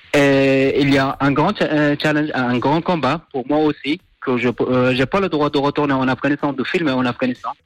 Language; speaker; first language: French; non-native, fluent; Persian